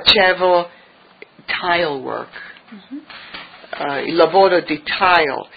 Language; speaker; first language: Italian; early bilingual, heritage; English